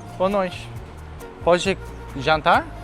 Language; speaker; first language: Portuguese; non-native, learner; English